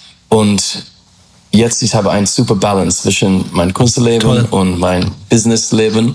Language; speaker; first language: German; non-native, learner; English